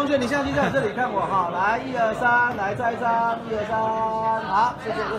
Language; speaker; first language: Chinese; native; Chinese